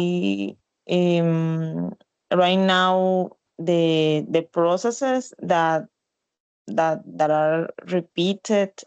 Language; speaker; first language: English; non-native, learner; Spanish